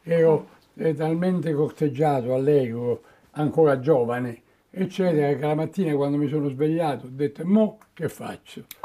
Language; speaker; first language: Italian; native; Italian